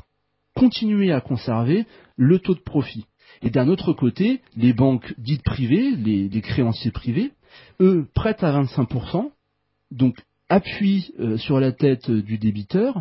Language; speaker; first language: French; native; French